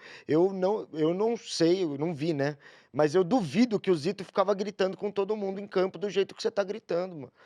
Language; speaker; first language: Portuguese; native; Portuguese